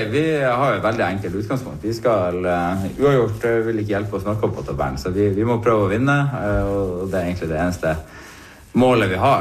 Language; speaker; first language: Norwegian; native; Norwegian